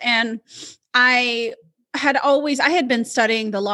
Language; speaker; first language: English; native; English